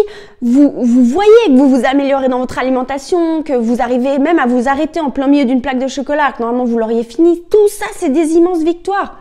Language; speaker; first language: French; native; French